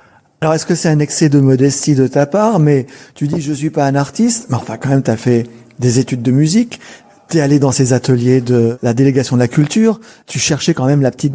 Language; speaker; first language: French; native; French